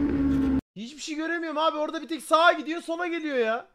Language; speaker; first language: Turkish; native; Turkish